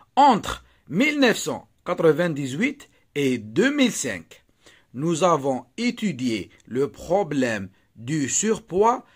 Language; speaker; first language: French; non-native, local second language; Arabic